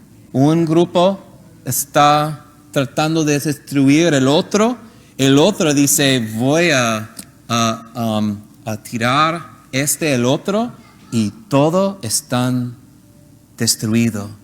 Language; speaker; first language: Spanish; non-native, learner; English